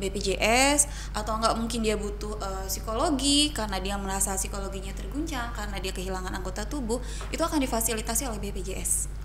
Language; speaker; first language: Indonesian; native; Indonesian